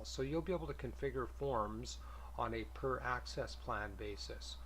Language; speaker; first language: English; native; English